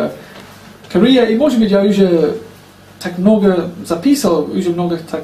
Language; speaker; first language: Russian; non-native, learner; English